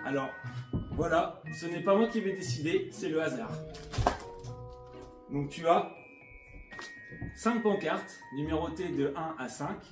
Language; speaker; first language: French; native; French